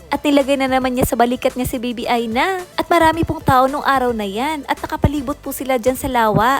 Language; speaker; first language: Filipino; native; Filipino